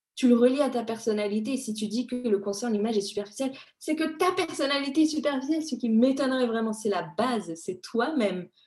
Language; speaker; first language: French; early bilingual, other home language; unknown